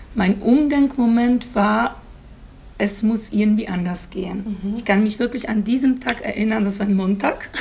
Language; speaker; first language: German; non-native, fluent; Polish